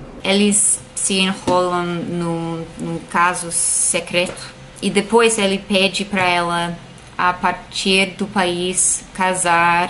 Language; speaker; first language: Portuguese; non-native, fluent; English